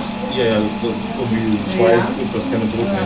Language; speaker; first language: German; native; German